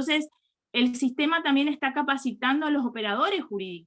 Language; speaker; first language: Spanish; native; Spanish